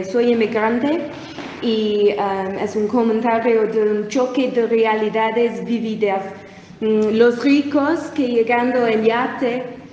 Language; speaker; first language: Spanish; non-native, learner; English